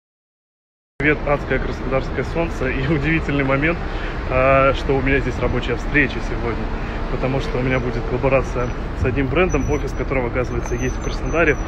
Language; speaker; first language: Russian; native; Russian